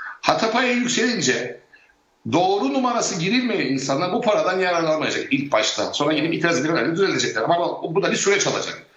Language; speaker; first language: Turkish; native; Turkish